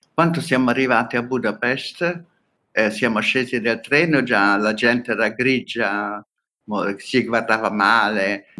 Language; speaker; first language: Italian; non-native, fluent; Hungarian